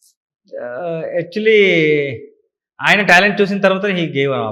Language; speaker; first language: Telugu; non-native, local second language; Kannada